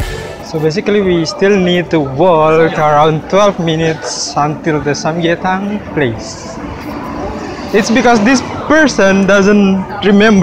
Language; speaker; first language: English; non-native, fluent; Indonesian